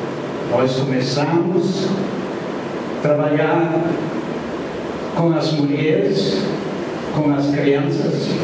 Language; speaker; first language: Portuguese; non-native, fluent; German